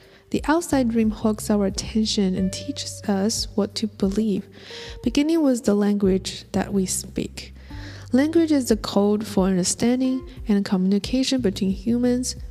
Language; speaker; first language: English; non-native, fluent; Chinese